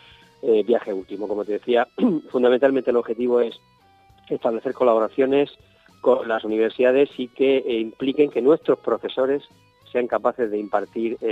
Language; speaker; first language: Spanish; native; Spanish